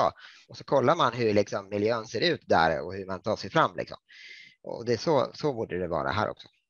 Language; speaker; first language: Swedish; native; Swedish